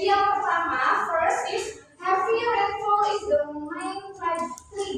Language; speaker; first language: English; non-native, learner; Indonesian